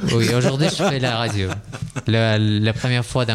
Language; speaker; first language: French; non-native, fluent; Russian